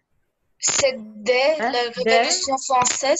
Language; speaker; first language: French; non-native, learner; Turkish